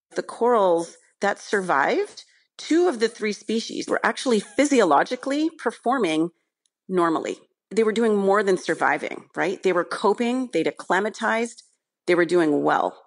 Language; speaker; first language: English; native; English